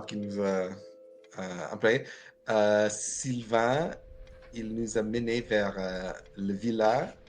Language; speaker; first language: French; non-native, learner; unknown